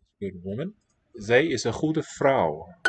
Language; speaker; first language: Dutch; non-native, learner; English